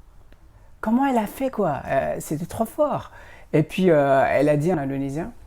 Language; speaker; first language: French; non-native, fluent; Indonesian